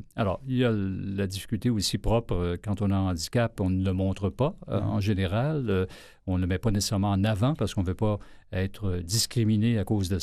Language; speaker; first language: French; native; French